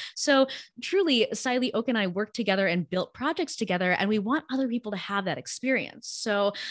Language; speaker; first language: English; early bilingual, other home language; Gujarati